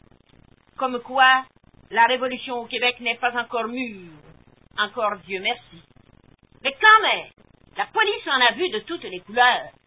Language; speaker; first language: French; native; French